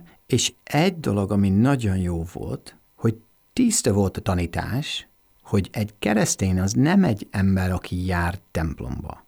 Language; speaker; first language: Hungarian; non-native, fluent; English